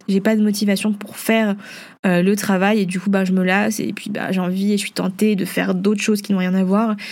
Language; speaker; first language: French; early bilingual, other home language; Vietnamese